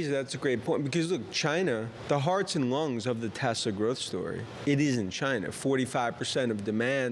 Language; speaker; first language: English; native; English